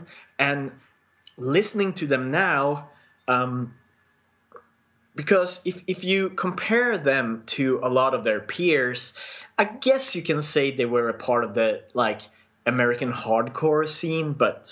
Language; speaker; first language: English; non-native, fluent; Swedish